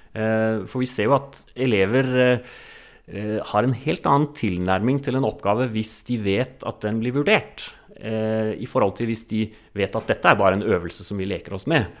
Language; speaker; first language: Norwegian; native; Norwegian